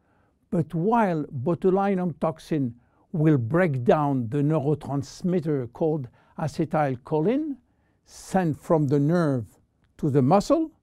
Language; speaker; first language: English; non-native, fluent; French